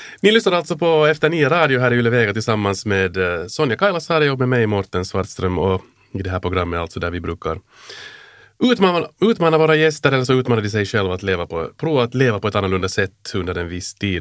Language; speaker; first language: Swedish; native; Swedish